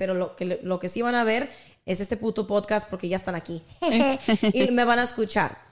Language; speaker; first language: Spanish; early bilingual, heritage; Spanish